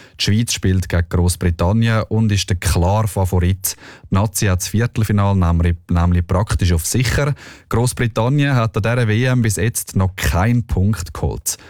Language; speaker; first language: German; native; German